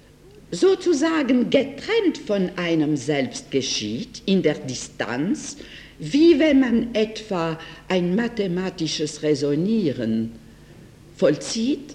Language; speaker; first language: German; non-native, fluent; French